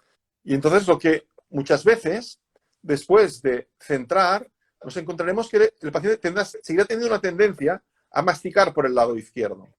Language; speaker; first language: Spanish; native; Spanish